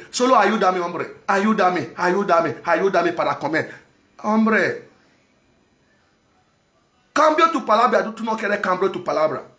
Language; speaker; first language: Spanish; non-native, learner; Bini